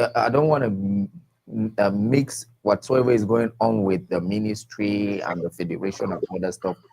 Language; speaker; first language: English; non-native, local second language; French